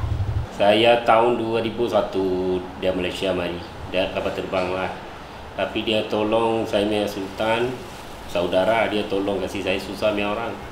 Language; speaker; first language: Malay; non-native, learner; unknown